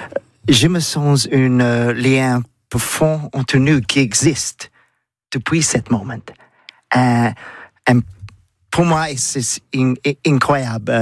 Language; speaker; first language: French; non-native, learner; English